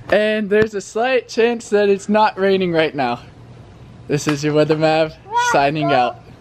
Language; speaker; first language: English; native; English